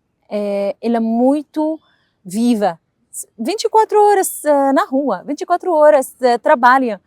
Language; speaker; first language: Portuguese; non-native, learner; Arabic